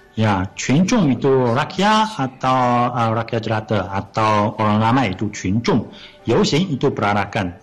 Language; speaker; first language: Malay; non-native, fluent; Chinese